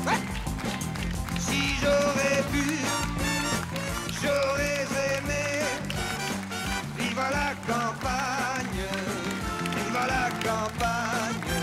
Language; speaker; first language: French; native; French